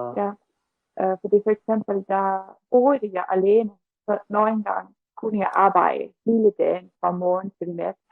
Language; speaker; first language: Danish; non-native, learner; Russian